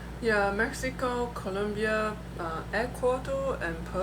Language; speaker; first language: English; non-native, fluent; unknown